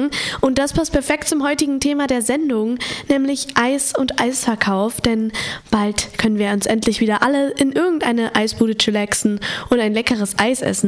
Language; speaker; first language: German; native; German